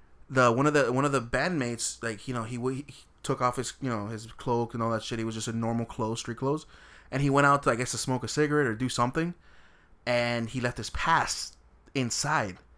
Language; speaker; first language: English; native; English